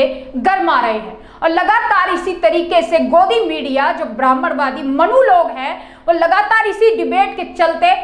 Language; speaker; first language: Hindi; native; Hindi